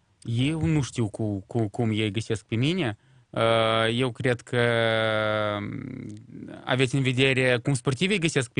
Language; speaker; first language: Romanian; non-native, local second language; Russian